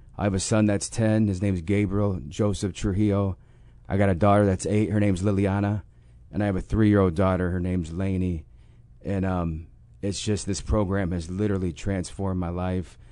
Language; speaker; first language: English; native; English